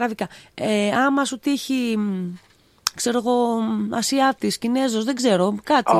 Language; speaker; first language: Greek; native; Greek